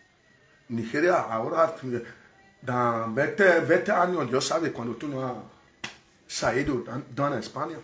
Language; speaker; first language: Spanish; non-native, learner; Bini